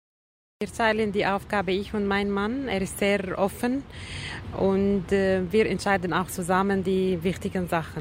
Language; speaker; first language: German; non-native, learner; Arabic